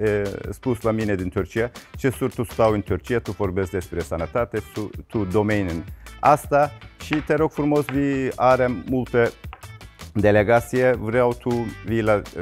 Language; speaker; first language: Romanian; non-native, learner; Turkish